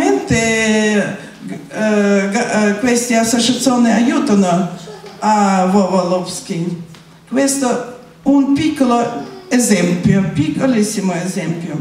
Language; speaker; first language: Italian; non-native, learner; Russian